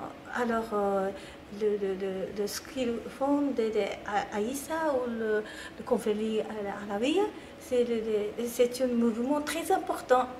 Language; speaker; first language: French; non-native, fluent; Japanese